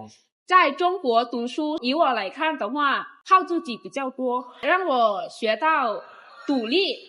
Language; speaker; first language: Chinese; non-native, fluent; Lao